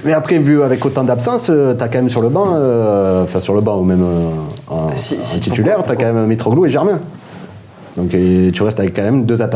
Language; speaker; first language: French; native; French